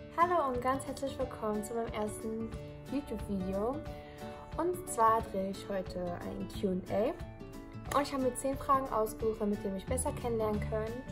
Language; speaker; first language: German; early bilingual, other home language; Polish